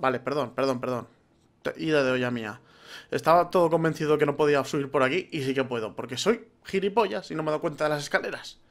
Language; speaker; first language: Spanish; native; Spanish